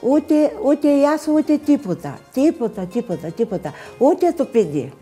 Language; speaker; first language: Greek; non-native, learner; Bulgarian